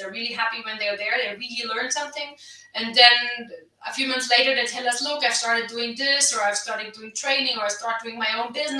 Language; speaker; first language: English; non-native, fluent; German